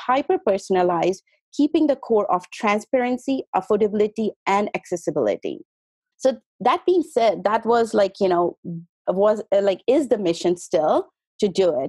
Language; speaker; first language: English; non-native, local second language; Hindi